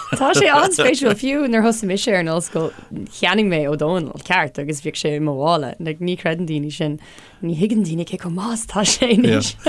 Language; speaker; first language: Irish; non-native, local second language; English